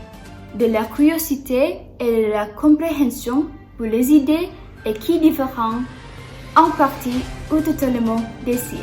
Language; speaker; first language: French; non-native, learner; Indonesian